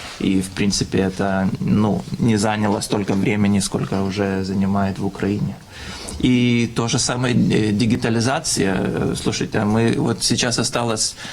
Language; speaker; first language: Russian; non-native, fluent; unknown